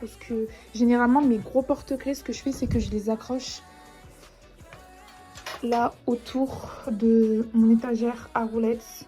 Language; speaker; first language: French; native; French